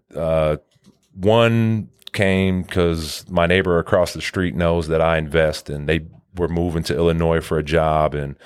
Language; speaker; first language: English; native; English